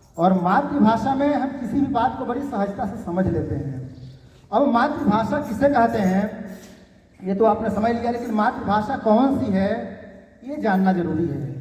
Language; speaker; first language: Hindi; native; Hindi